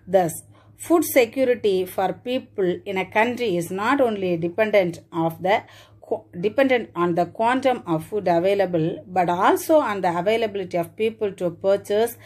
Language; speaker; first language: English; non-native, local second language; Tamil